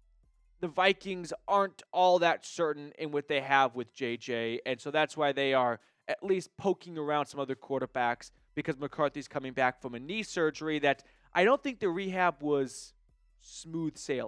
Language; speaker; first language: English; native; English